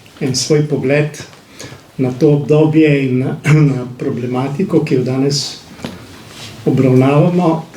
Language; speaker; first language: Slovenian; native; Slovenian